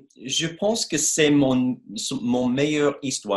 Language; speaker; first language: French; non-native, fluent; English